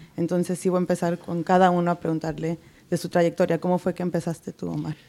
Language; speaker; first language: Spanish; early bilingual, heritage; Spanish